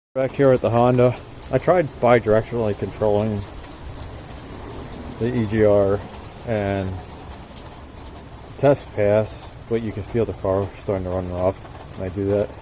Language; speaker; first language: English; native; English